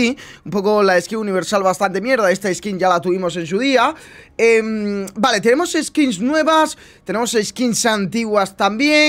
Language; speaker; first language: Spanish; native; Spanish